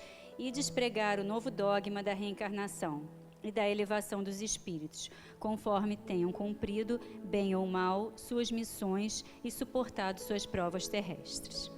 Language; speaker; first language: Portuguese; native; Portuguese